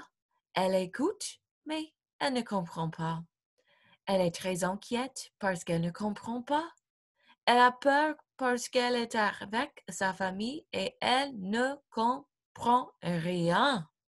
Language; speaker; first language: French; non-native, fluent; English